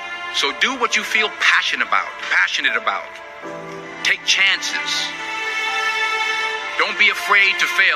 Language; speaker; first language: English; native; English